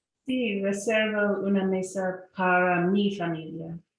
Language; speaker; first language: Spanish; non-native, learner; English